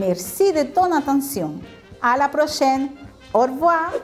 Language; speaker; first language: French; non-native, fluent; Spanish